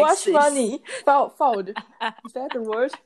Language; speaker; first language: English; non-native, learner; Chinese